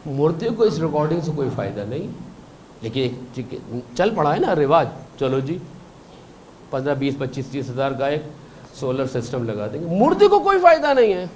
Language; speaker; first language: Urdu; native; Urdu